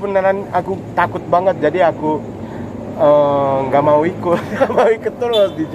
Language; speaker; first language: Indonesian; non-native, learner; Japanese